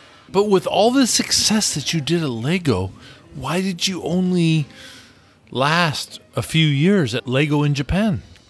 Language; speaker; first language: English; native; English